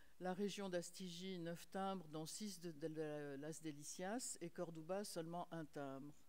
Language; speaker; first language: French; native; French